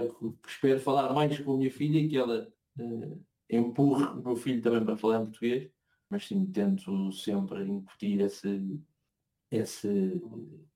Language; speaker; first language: Portuguese; native; Portuguese